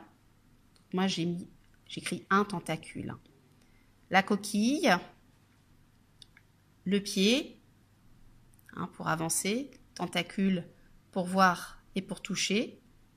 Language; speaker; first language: French; native; French